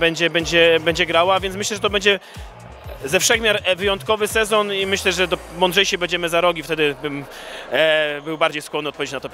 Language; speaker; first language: Polish; native; Polish